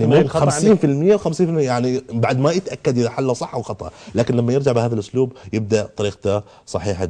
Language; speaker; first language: Arabic; native; Arabic